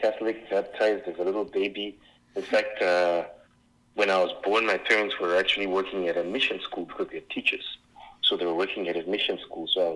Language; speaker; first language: English; non-native, local second language; Shona